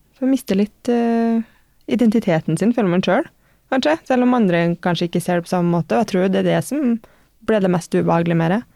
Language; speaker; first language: Norwegian; native; Norwegian